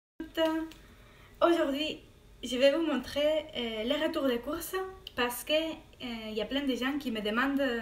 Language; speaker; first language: French; non-native, fluent; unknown